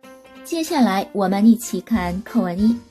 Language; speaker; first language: Chinese; non-native, fluent; Korean